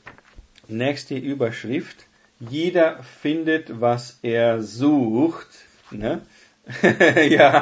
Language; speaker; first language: German; non-native, fluent; Portuguese